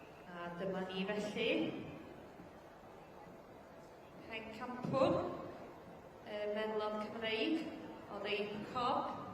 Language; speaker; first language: Welsh; native; Welsh